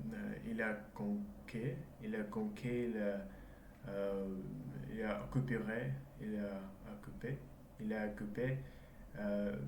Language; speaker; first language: French; non-native, learner; Russian